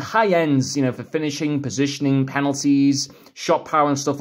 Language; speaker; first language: English; native; English